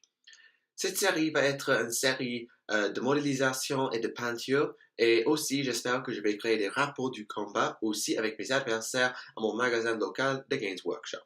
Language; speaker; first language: French; non-native, learner; English